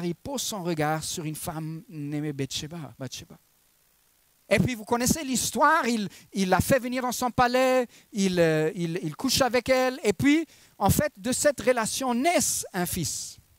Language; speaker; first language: French; native; French